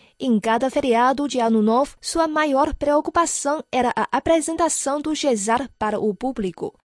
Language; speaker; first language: Portuguese; non-native, fluent; Chinese